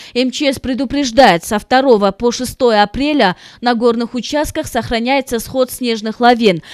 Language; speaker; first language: Russian; non-native, local second language; Kyrgyz